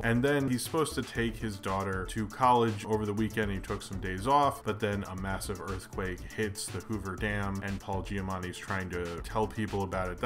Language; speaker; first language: English; native; English